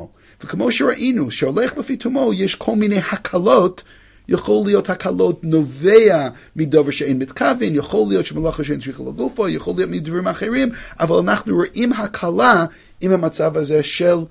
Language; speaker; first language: Hebrew; non-native, fluent; English